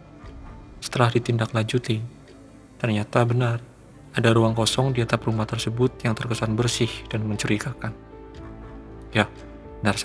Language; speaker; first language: Indonesian; native; Indonesian